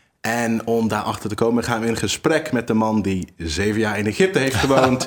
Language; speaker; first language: Dutch; non-native, fluent; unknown